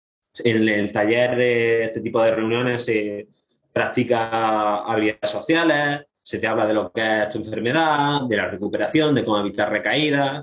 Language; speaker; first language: Spanish; native; Spanish